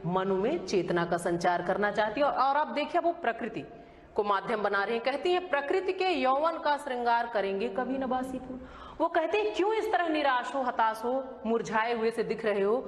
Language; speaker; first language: Hindi; native; Hindi